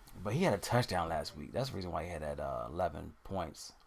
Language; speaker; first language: English; native; English